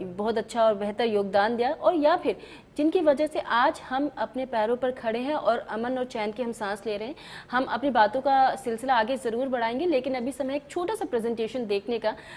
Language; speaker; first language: Hindi; native; Hindi